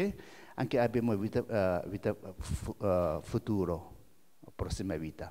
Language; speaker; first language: Italian; non-native, learner; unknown